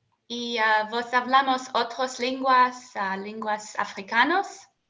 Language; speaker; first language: Spanish; non-native, learner; English